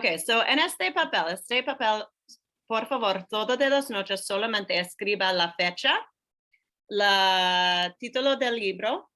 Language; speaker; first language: Spanish; non-native, learner; English